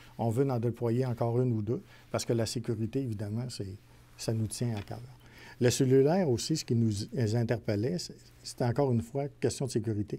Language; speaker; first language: French; native; French